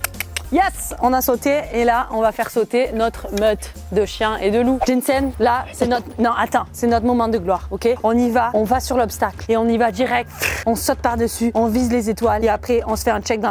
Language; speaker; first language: French; native; French